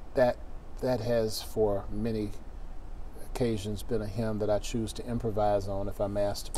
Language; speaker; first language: English; native; English